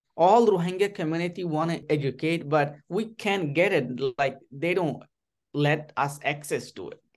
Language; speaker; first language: English; non-native, fluent; Burmese